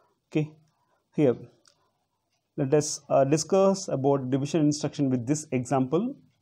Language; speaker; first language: English; non-native, local second language; Tamil